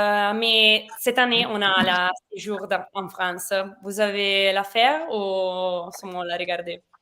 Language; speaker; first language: French; non-native, learner; Italian